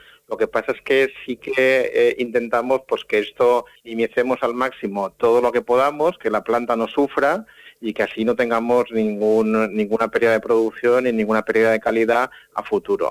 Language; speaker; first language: Spanish; native; Spanish